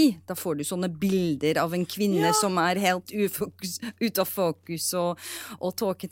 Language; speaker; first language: Norwegian; non-native, fluent; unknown